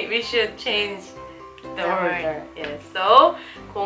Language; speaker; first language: English; non-native, learner; Korean